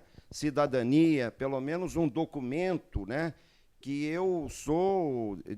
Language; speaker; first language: Portuguese; early bilingual, other home language; Arabic